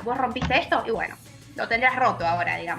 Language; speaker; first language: Spanish; native; Spanish